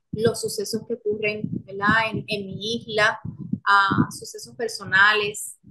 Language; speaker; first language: Spanish; native; Spanish